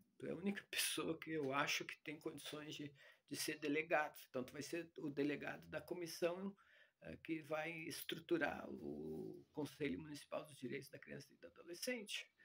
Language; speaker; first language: Portuguese; native; Portuguese